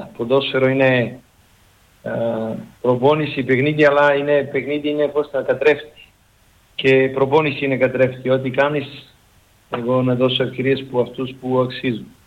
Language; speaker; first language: Greek; non-native, learner; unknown